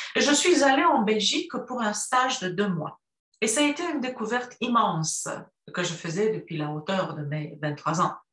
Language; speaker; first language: French; non-native, fluent; Romanian